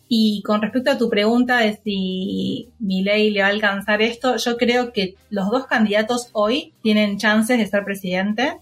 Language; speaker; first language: Spanish; native; Spanish